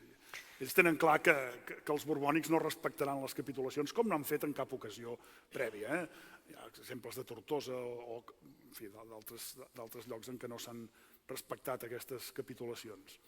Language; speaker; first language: Catalan; native; Catalan